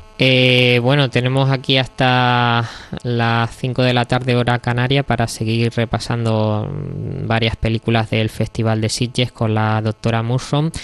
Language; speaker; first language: Spanish; native; Spanish